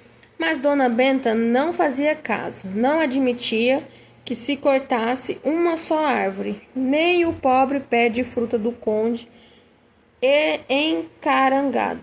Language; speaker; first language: Portuguese; native; Portuguese